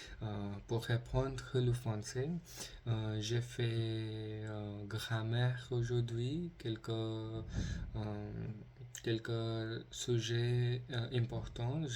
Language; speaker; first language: French; non-native, learner; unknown